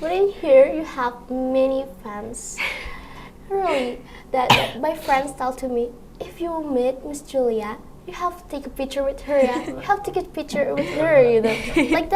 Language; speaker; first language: English; non-native, learner; Indonesian